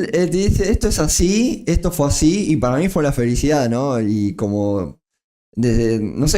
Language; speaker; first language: Spanish; native; Spanish